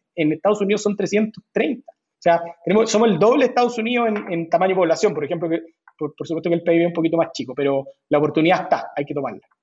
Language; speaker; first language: Spanish; native; Spanish